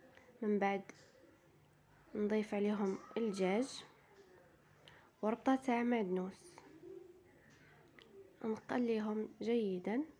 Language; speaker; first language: Arabic; native; Arabic